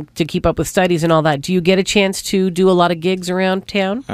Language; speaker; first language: English; native; English